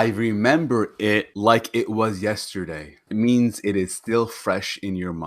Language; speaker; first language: English; non-native, fluent; Arabic